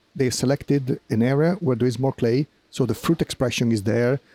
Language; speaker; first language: English; non-native, fluent; Italian